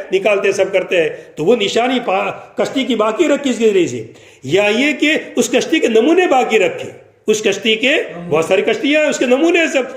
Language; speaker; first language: Urdu; non-native, local second language; Gujarati